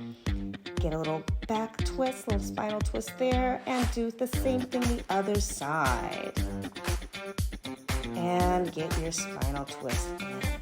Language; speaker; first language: English; native; English